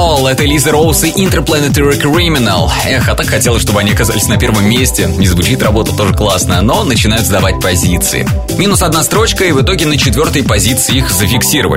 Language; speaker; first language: Russian; native; Russian